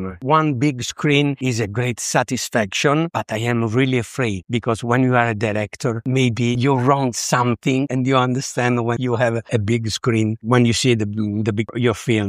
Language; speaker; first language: English; non-native, learner; Italian